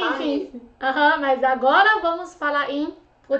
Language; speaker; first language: Portuguese; non-native, fluent; Chinese